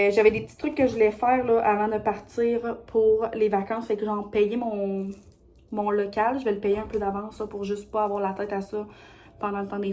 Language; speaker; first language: French; native; French